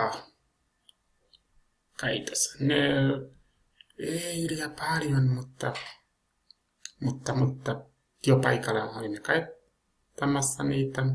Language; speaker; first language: Finnish; non-native, learner; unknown